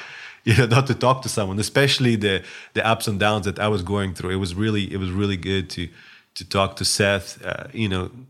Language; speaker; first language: English; non-native, fluent; Russian